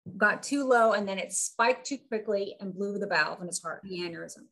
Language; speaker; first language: English; native; English